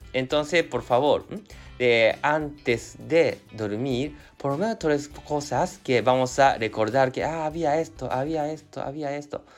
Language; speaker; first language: Spanish; non-native, learner; Japanese